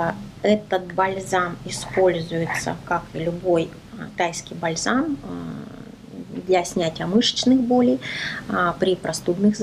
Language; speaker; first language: Russian; native; Russian